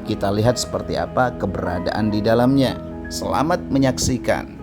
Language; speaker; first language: Indonesian; native; Indonesian